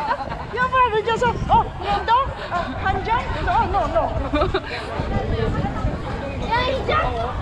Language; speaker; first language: Chinese; early bilingual, heritage; Chinese